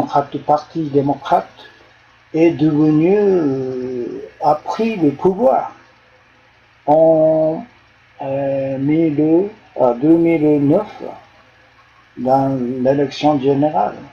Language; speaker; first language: French; non-native, fluent; Japanese